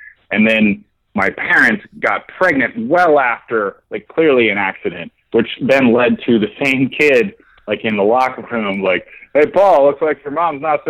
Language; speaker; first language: English; native; English